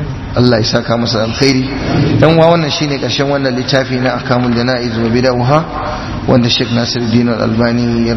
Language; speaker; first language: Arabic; non-native, fluent; Hausa